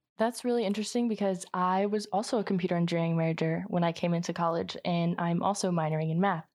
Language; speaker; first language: English; native; English